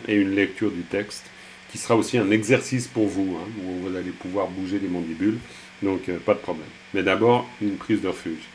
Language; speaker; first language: French; native; French